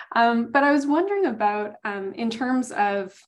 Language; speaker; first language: English; native; English